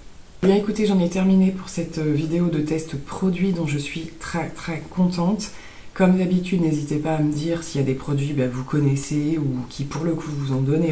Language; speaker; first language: French; native; French